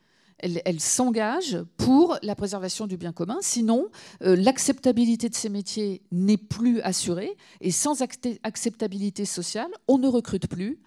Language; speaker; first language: French; native; French